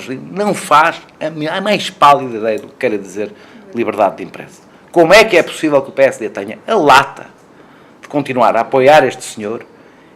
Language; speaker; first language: Portuguese; native; Portuguese